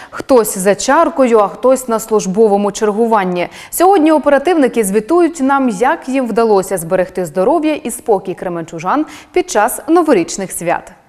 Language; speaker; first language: Ukrainian; native; Ukrainian